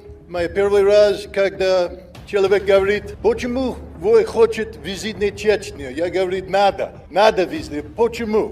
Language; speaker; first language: Russian; non-native, learner; English